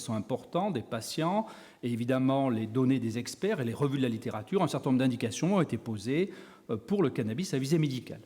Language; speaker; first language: French; native; French